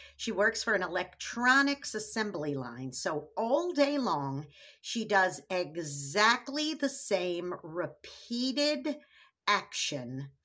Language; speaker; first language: English; native; English